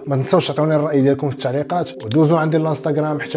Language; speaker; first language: Arabic; native; Arabic